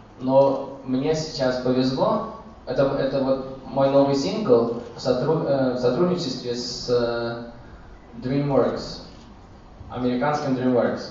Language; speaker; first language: Russian; early bilingual, heritage; Russian